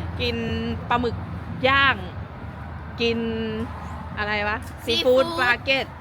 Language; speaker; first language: Thai; native; Thai